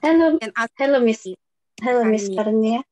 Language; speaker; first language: English; non-native, learner; Indonesian